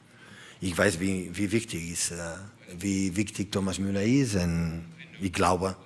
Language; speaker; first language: German; non-native, learner; Catalan